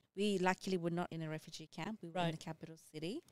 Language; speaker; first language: English; early bilingual, other home language; Amharic